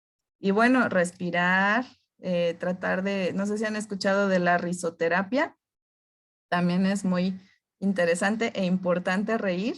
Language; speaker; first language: Spanish; native; Spanish